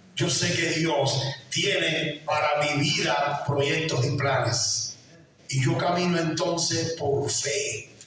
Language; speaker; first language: Spanish; native; Spanish